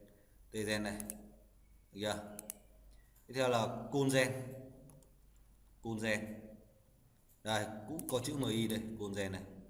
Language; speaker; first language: Vietnamese; native; Vietnamese